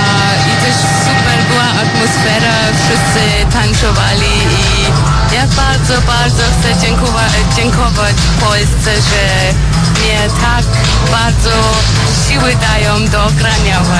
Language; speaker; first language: Polish; early bilingual, heritage; Polish